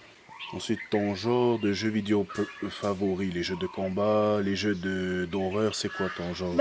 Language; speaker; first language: French; native; French